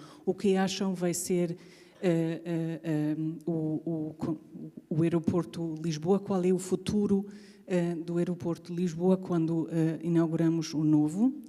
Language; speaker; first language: Portuguese; non-native, fluent; German